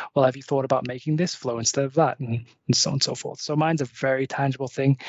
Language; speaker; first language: English; native; English